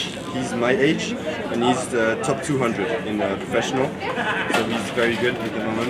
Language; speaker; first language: English; non-native, fluent; French